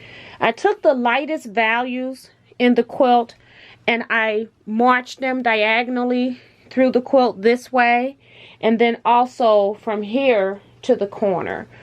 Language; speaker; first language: English; native; English